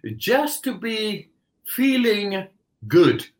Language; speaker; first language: English; non-native, fluent; Dutch